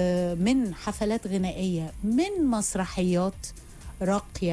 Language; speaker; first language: Arabic; native; Arabic